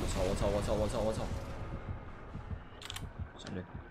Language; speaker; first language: Chinese; native; Chinese